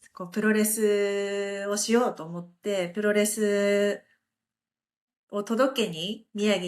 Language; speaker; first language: Japanese; native; Japanese